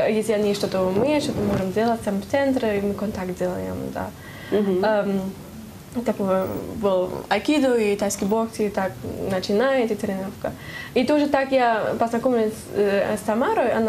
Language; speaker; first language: Russian; non-native, learner; German